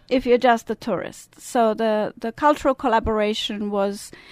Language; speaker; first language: English; non-native, fluent; Italian